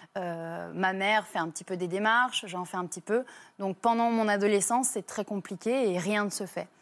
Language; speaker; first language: French; native; French